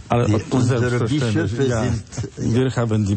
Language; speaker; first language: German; non-native, fluent; Polish